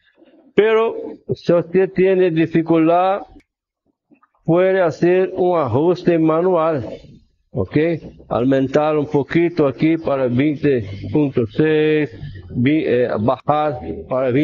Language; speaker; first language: Spanish; non-native, fluent; Portuguese